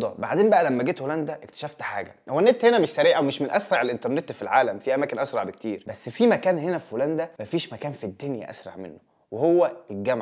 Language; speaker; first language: Arabic; native; Arabic